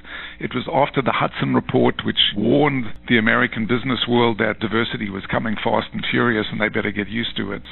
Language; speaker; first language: English; native; English